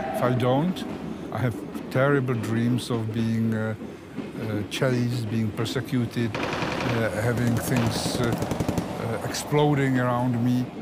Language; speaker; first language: English; non-native, fluent; Czech